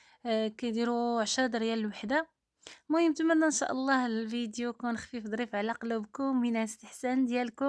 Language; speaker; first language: Arabic; native; Arabic